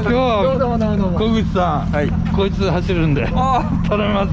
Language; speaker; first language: Japanese; native; Japanese